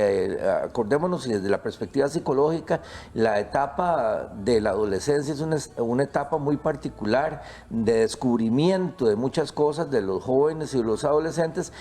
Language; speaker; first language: Spanish; native; Spanish